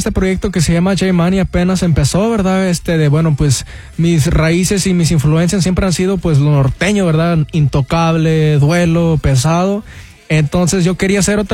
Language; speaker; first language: Spanish; early bilingual, heritage; Spanish